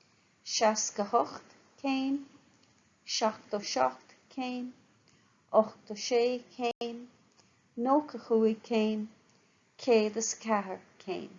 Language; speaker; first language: Irish; non-native, local second language; English